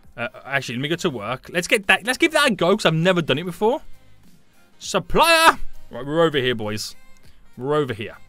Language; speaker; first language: English; native; English